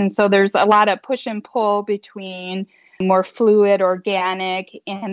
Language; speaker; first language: English; native; English